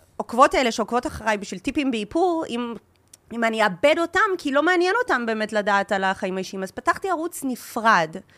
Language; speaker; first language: Hebrew; early bilingual, heritage; English